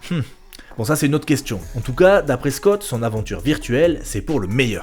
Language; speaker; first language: French; native; French